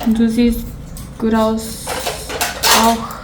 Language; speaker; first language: German; non-native, learner; Slovenian